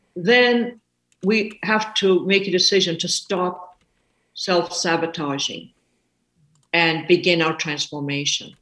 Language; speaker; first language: English; native; English